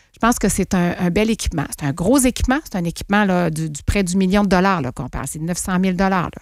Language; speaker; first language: French; native; French